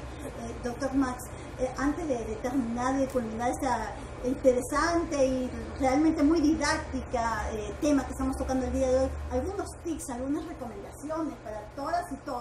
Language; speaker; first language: Spanish; native; Spanish